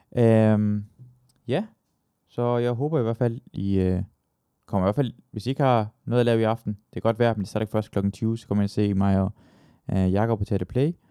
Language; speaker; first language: Danish; early bilingual, other home language; Persian